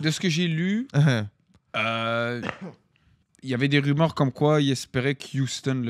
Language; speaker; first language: French; native; French